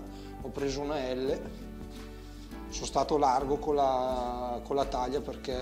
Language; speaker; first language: Italian; native; Italian